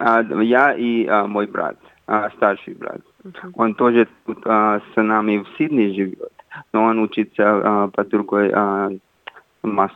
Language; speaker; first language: Russian; non-native, fluent; Hindi